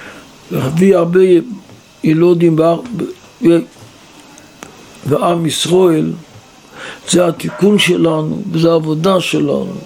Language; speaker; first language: Hebrew; non-native, local second language; Yiddish